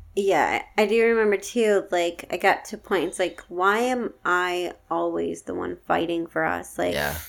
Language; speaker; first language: English; native; English